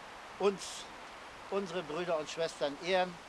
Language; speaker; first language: German; native; German